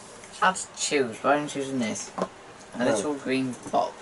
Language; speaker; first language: English; native; English